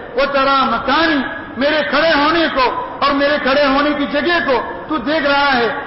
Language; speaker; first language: Urdu; non-native, local second language; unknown